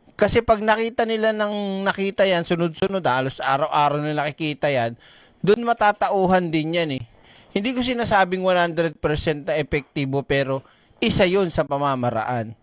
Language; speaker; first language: Filipino; non-native, local second language; Cebuano